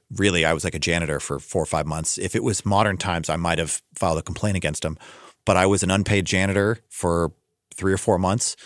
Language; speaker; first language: English; native; English